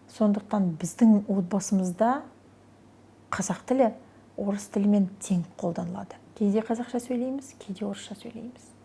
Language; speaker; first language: Kazakh; non-native, local second language; Russian